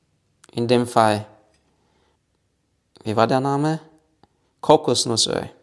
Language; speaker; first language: German; non-native, fluent; Bulgarian